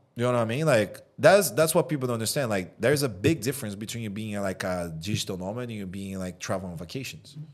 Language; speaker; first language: English; non-native, fluent; Portuguese